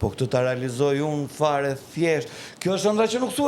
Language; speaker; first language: Albanian; native; Albanian